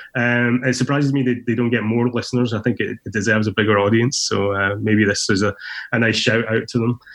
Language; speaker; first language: English; native; English